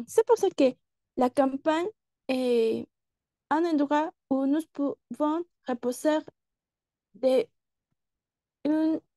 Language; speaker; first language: French; non-native, learner; Spanish